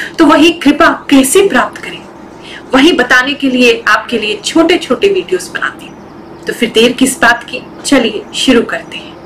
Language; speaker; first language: Hindi; native; Hindi